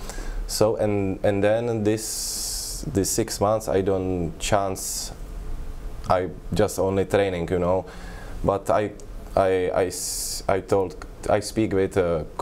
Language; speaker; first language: English; non-native, learner; Czech